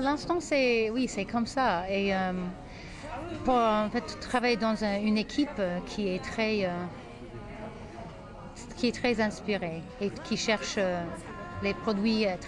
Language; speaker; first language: French; non-native, fluent; English